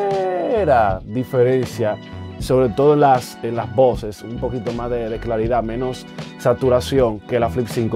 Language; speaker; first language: Spanish; native; Spanish